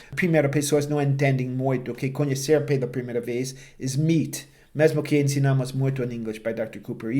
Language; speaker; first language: Portuguese; non-native, fluent; English